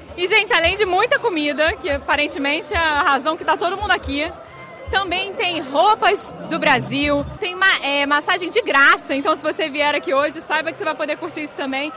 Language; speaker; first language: Portuguese; native; Portuguese